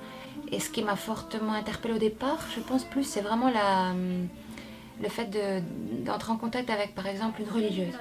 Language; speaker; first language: French; non-native, fluent; Korean